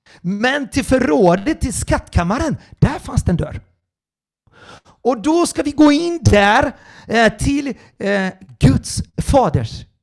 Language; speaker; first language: Swedish; non-native, fluent; Portuguese